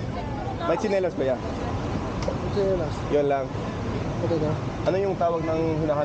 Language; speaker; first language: Filipino; non-native, learner; English